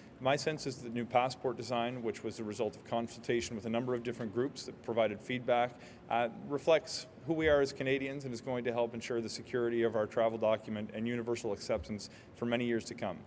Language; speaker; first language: English; native; English